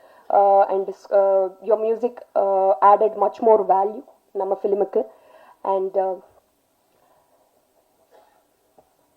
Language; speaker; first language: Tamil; non-native, learner; Telugu